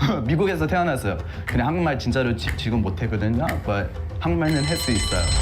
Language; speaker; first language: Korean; early bilingual, heritage; Korean